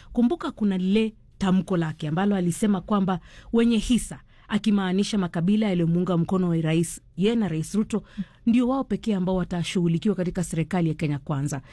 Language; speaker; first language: Swahili; native; Swahili